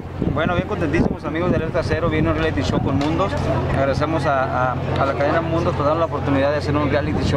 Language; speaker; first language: Spanish; native; Spanish